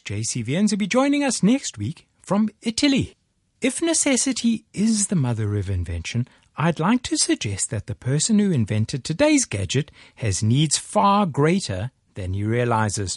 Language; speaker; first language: English; native; English